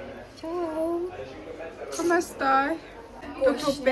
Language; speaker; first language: Italian; non-native, learner; Persian